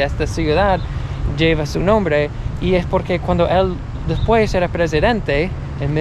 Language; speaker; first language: Spanish; non-native, fluent; English